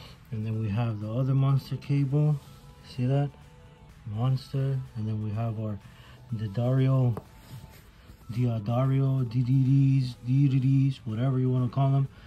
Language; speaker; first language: English; early bilingual, other home language; Spanish